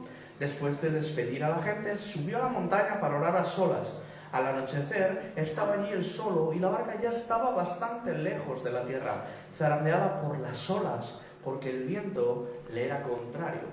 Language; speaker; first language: Spanish; native; Spanish